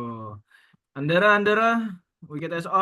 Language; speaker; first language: German; non-native, fluent; Indonesian